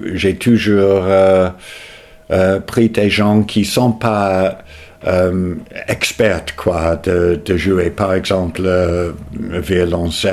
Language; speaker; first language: French; non-native, fluent; English